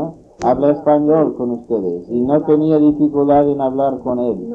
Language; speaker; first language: Spanish; non-native, fluent; English